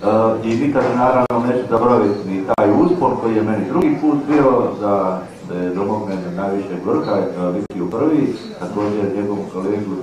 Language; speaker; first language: Serbian; native; Serbian